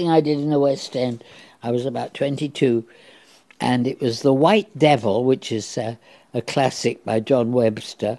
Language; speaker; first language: English; native; English